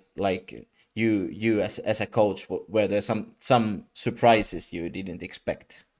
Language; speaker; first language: English; non-native, fluent; Finnish